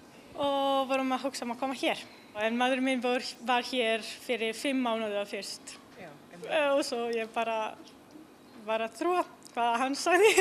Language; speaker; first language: Icelandic; non-native, learner; Italian